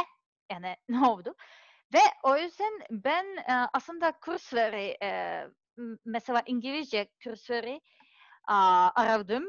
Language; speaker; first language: Turkish; non-native, learner; Serbian